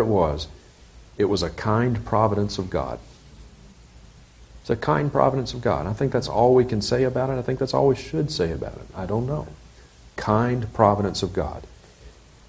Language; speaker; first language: English; native; English